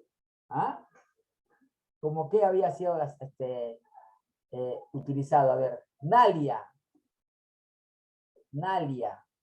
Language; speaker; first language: Spanish; native; Spanish